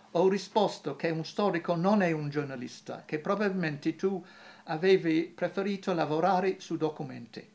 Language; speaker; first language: Italian; non-native, fluent; English